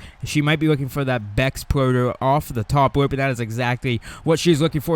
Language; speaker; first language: English; native; English